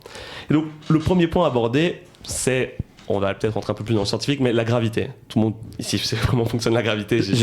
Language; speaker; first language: French; native; French